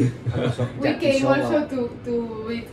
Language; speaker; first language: English; non-native, learner; Spanish